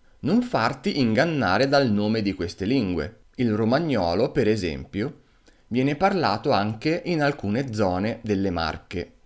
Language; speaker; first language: Italian; native; Italian